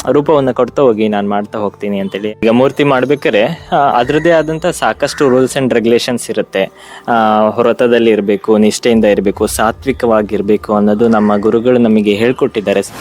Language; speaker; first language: Kannada; native; Kannada